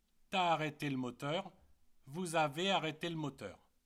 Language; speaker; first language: French; native; French